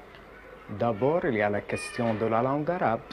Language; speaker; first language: French; non-native, local second language; Arabic